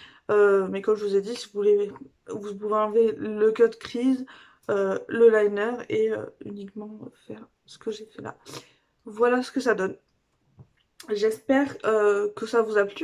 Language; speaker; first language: French; native; French